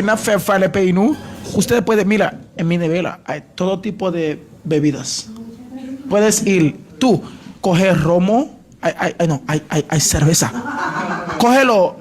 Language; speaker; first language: Spanish; non-native, learner; Haitian Creole